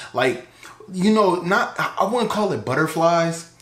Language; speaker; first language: English; native; English